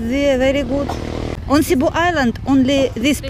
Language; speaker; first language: English; non-native, learner; Russian